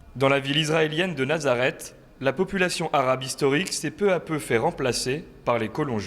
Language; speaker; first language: French; native; French